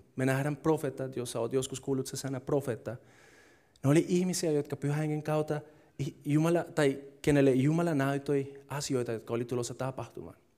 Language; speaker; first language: Finnish; non-native, fluent; Spanish